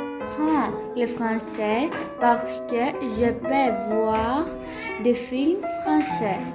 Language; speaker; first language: French; non-native, learner; Greek